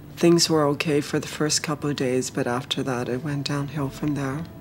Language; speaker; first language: English; early bilingual, other home language; Vietnamese